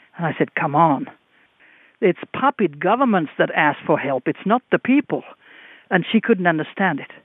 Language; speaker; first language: English; non-native, fluent; Finnish